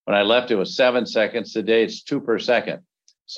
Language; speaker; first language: English; native; English